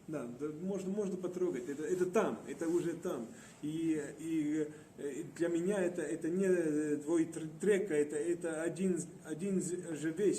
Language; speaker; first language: Russian; non-native, fluent; Estonian